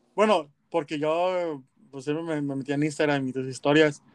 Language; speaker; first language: Spanish; early bilingual, heritage; Spanish